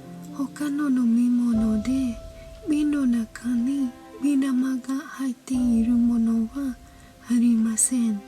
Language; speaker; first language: Japanese; non-native, learner; Khmer